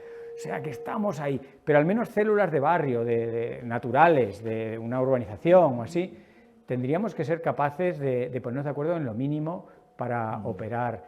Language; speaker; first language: Spanish; native; Spanish